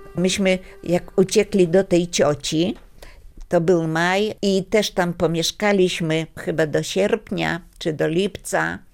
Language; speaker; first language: Polish; native; Polish